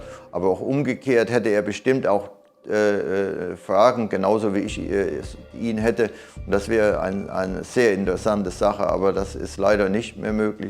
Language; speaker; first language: German; native; German